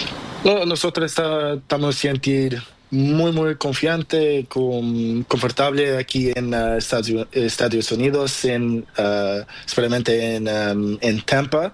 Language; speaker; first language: Spanish; non-native, learner; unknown